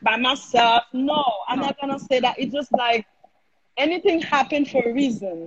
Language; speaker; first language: English; non-native, learner; Haitian Creole